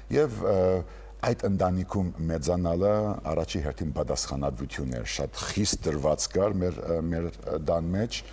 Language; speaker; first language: Armenian; early bilingual, heritage; Armenian